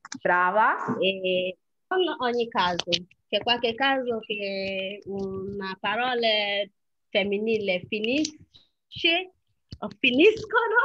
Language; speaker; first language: Italian; non-native, fluent; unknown